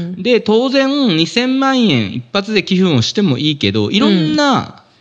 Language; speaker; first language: Japanese; native; Japanese